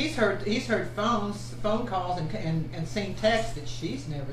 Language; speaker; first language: English; native; English